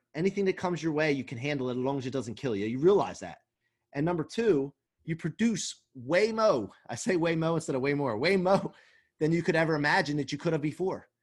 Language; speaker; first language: English; native; English